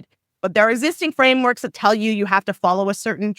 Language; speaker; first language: English; native; English